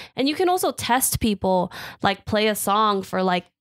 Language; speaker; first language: English; native; English